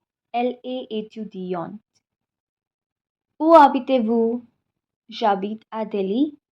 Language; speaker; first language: French; non-native, fluent; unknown